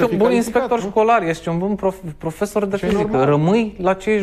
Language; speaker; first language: Romanian; native; Romanian